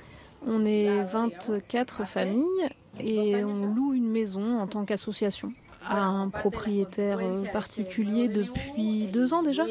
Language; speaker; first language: French; native; French